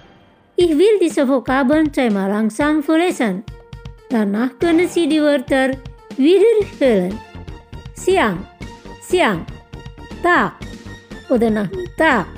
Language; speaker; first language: German; non-native, fluent; Indonesian